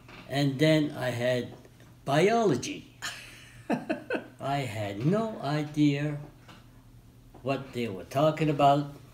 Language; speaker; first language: English; non-native, fluent; French